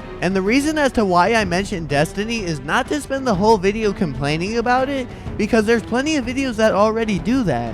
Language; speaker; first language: English; native; English